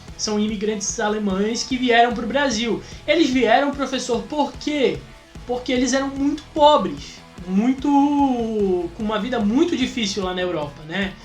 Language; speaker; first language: Portuguese; native; Portuguese